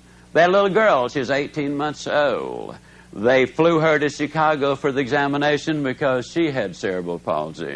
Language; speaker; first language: English; native; English